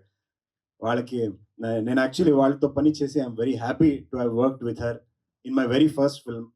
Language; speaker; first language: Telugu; non-native, learner; Kannada